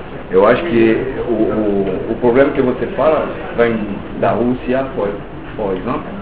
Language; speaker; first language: Portuguese; non-native, local second language; French